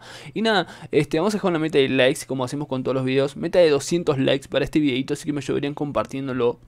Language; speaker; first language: Spanish; native; Spanish